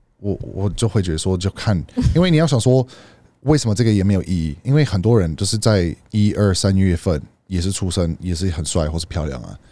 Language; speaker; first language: Chinese; non-native, fluent; English